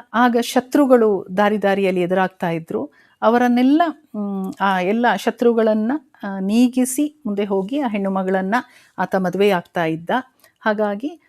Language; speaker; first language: Kannada; non-native, local second language; Kodava